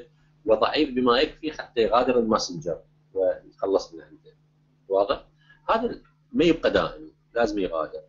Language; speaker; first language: Arabic; native; Arabic